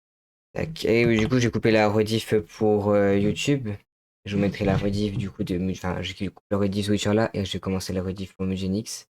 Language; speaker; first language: French; native; French